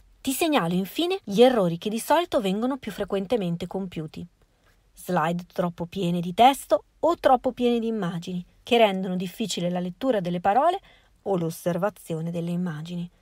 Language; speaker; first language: Italian; native; Italian